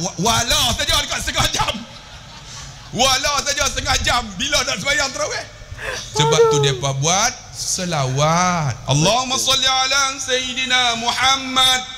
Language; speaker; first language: Malay; native; Malay